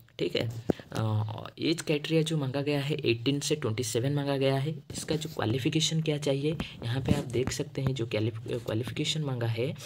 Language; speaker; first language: Hindi; non-native, local second language; Odia